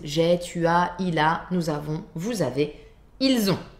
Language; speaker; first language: French; native; French